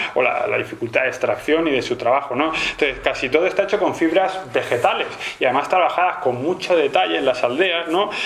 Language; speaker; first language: Spanish; native; Spanish